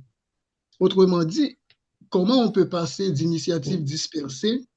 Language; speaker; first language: French; non-native, local second language; Haitian Creole